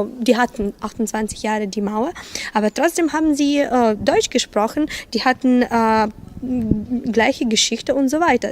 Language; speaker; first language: German; non-native, fluent; Ukrainian